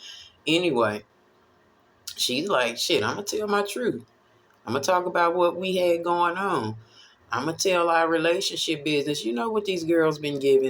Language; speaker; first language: English; native; English